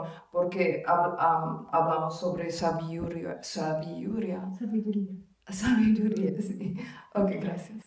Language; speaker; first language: Spanish; non-native, learner; Malay